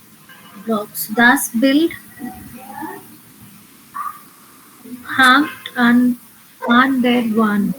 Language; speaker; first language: German; non-native, learner; Hindi